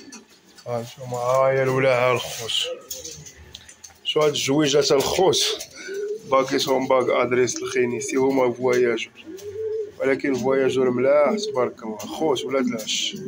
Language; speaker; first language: Arabic; native; Arabic